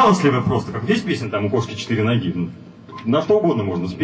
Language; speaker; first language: Russian; native; Russian